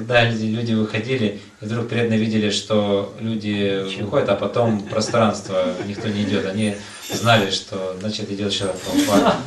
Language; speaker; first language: Russian; native; Russian